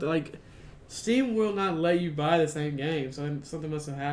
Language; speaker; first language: English; native; English